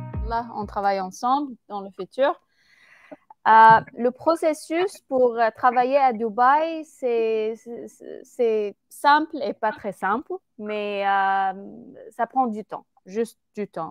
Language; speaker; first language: French; non-native, fluent; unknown